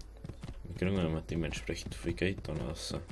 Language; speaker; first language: German; native; German